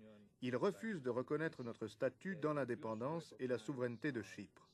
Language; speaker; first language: French; non-native, fluent; Turkish